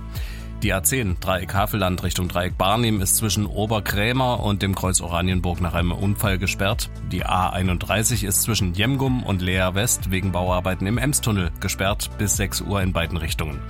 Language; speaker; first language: German; native; German